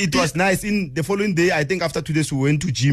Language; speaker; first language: English; non-native, local second language; Tswana